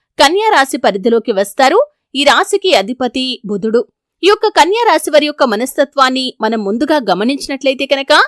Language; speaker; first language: Telugu; native; Telugu